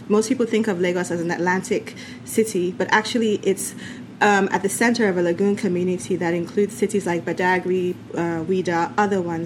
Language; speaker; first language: English; non-native, local second language; Yoruba